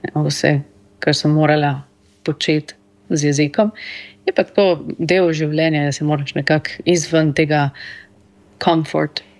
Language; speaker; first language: Slovenian; early bilingual, heritage; Slovenian